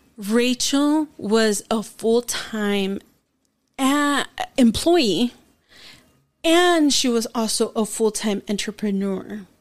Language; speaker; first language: English; early bilingual, other home language; Spanish